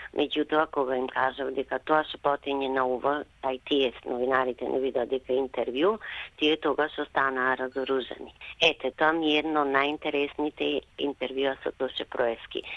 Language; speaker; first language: Macedonian; native; Macedonian